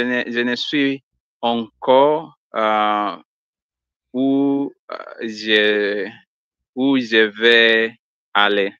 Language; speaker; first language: French; non-native, learner; Swahili